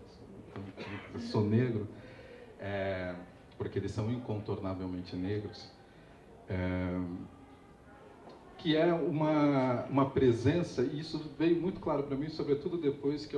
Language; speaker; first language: Portuguese; native; Portuguese